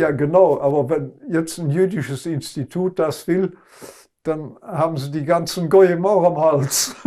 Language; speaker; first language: German; non-native, local second language; Luxembourgish